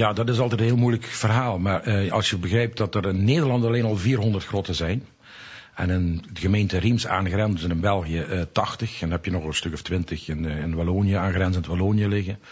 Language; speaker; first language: Dutch; native; Dutch